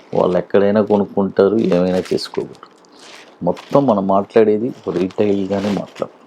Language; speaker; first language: Telugu; native; Telugu